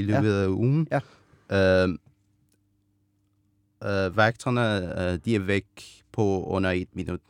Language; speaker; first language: Danish; non-native, fluent; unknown